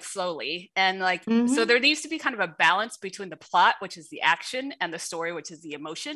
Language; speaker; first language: English; early bilingual, other home language; Wu Chinese